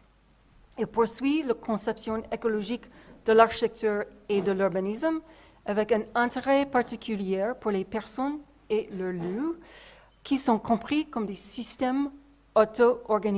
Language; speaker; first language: French; non-native, fluent; English